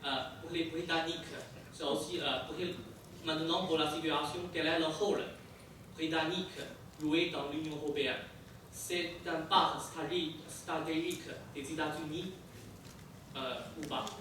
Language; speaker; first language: French; non-native, fluent; Chinese